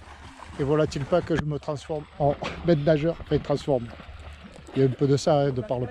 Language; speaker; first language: French; native; French